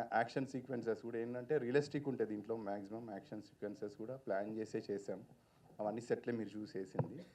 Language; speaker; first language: Telugu; native; Telugu